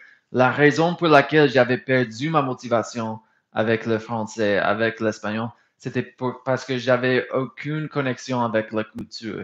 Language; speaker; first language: French; non-native, fluent; English